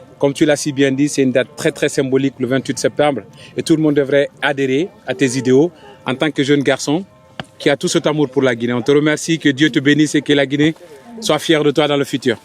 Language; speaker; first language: French; non-native, local second language; Fula